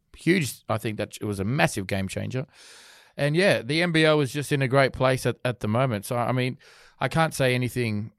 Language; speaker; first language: English; native; English